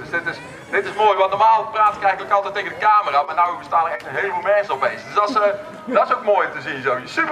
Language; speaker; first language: Dutch; native; Dutch